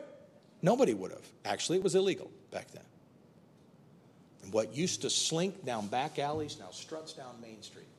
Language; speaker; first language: English; native; English